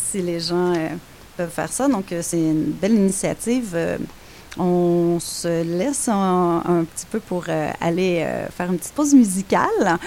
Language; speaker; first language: French; native; French